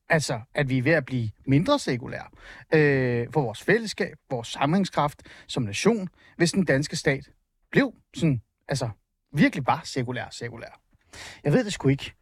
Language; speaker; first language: Danish; early bilingual, other home language; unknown